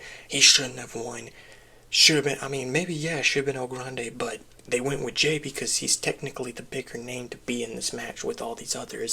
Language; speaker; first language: English; native; English